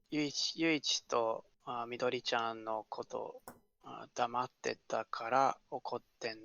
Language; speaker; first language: Japanese; non-native, learner; English